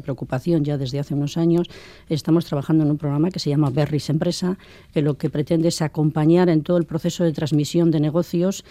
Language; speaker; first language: Spanish; native; Spanish